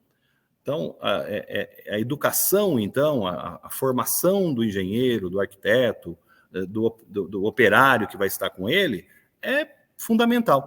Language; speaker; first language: Portuguese; native; Portuguese